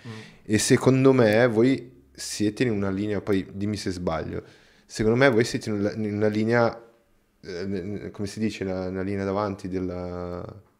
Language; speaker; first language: Italian; non-native, fluent; Portuguese